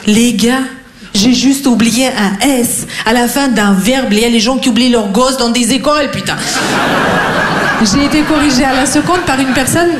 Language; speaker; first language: French; non-native, fluent; Russian